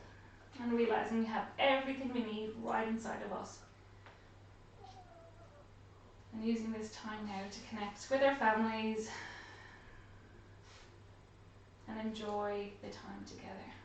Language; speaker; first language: English; native; English